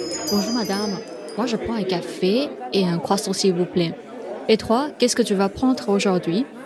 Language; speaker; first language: French; non-native, fluent; Chinese